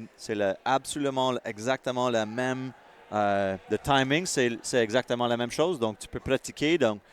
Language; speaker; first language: French; non-native, local second language; English